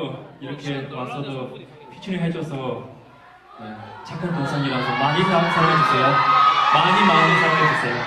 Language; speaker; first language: Korean; non-native, fluent; Chinese